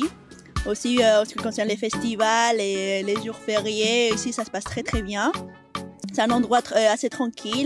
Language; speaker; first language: French; non-native, fluent; Spanish